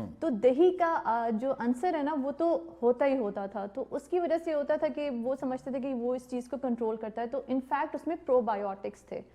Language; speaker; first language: Urdu; native; Urdu